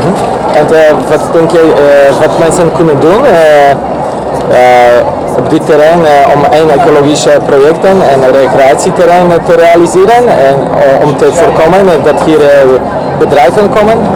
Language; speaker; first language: Dutch; non-native, learner; Polish